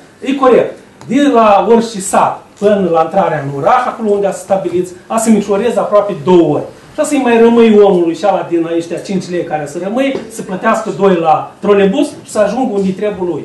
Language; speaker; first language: Romanian; native; Romanian